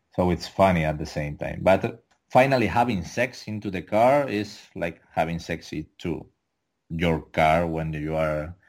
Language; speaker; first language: English; non-native, fluent; Spanish